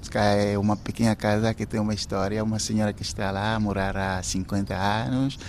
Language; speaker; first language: Portuguese; non-native, fluent; Ewe